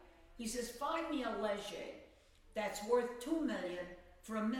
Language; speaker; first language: English; native; English